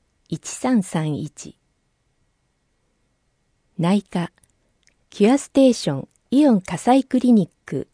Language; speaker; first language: Japanese; native; Japanese